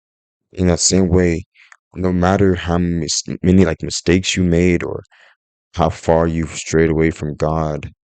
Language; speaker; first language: English; native; English